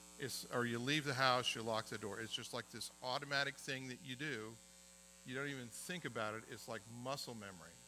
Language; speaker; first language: English; native; English